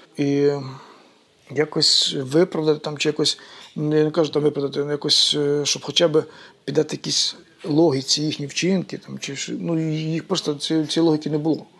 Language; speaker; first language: Ukrainian; native; Ukrainian